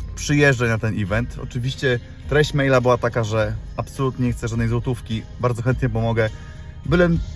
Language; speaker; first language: Polish; native; Polish